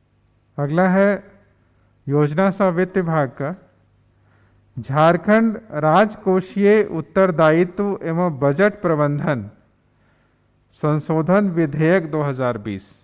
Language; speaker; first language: Hindi; native; Hindi